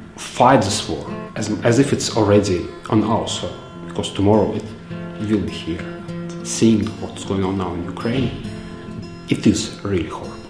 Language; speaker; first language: English; non-native, fluent; Belarusian